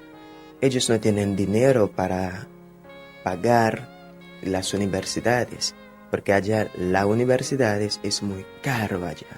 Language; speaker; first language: Spanish; non-native, fluent; Haitian Creole